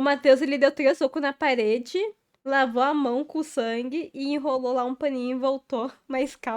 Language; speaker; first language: Portuguese; native; Portuguese